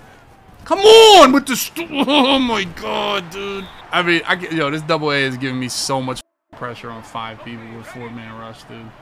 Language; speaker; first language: English; native; English